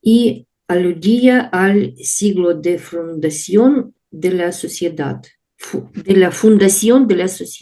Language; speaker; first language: Spanish; non-native, learner; Russian